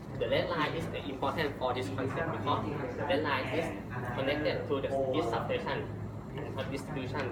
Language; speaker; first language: English; non-native, learner; Thai